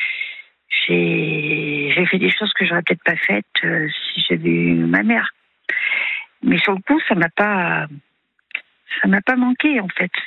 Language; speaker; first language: French; native; French